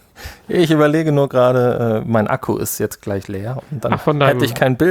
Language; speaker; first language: German; native; German